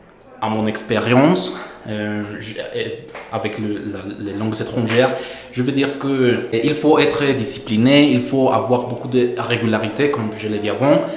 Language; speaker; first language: French; non-native, fluent; Spanish